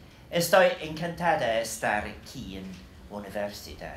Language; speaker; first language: Spanish; non-native, learner; English